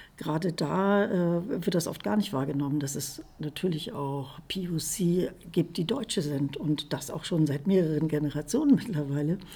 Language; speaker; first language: German; native; German